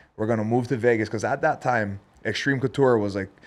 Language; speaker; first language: English; native; English